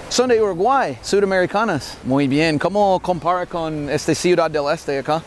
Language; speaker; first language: Spanish; non-native, fluent; English